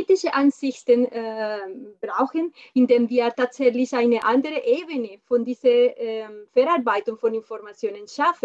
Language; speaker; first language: German; non-native, fluent; Spanish